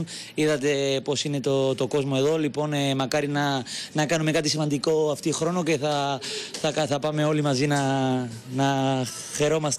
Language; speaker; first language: Greek; non-native, learner; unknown